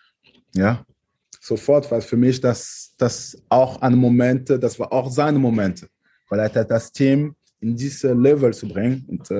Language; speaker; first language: German; non-native, fluent; French